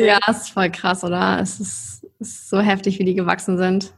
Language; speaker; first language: German; native; German